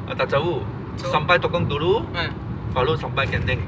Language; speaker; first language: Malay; non-native, local second language; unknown